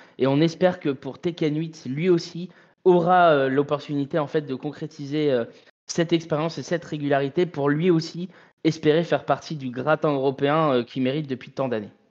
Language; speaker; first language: French; native; French